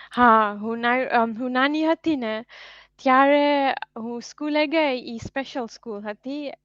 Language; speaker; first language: Gujarati; early bilingual, heritage; Gujarati